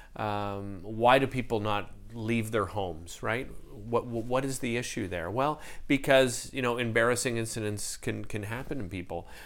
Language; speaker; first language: English; native; English